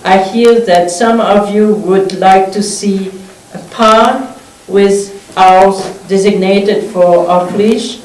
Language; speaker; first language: English; non-native, fluent; French